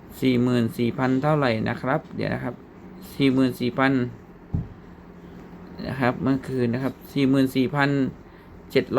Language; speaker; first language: Thai; native; Thai